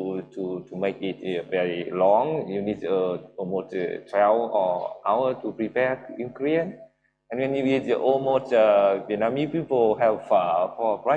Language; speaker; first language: English; non-native, learner; Vietnamese